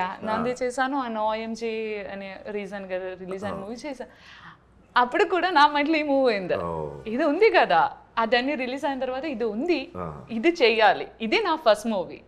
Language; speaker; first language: Telugu; non-native, learner; Malayalam